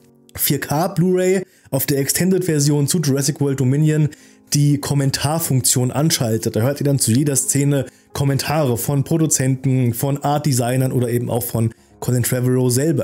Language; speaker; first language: German; native; German